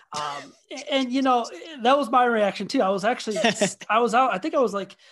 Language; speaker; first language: English; native; English